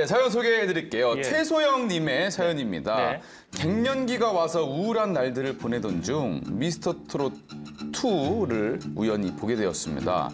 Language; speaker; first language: Korean; native; Korean